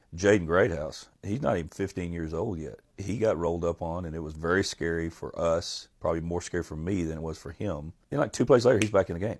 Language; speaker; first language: English; native; English